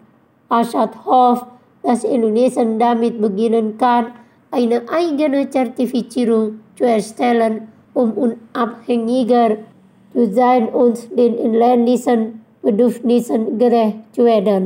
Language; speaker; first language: German; non-native, fluent; Indonesian